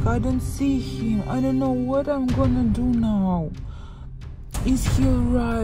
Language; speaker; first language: English; non-native, learner; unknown